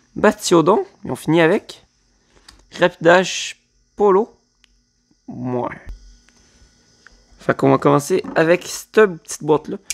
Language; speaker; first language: French; native; French